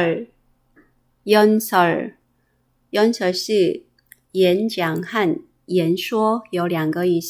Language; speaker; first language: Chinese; non-native, fluent; Korean